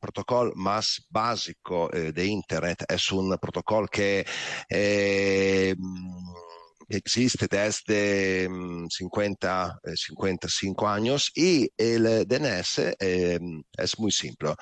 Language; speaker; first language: Spanish; non-native, learner; Italian